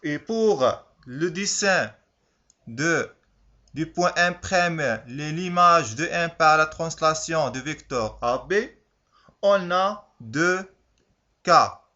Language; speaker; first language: French; non-native, local second language; Arabic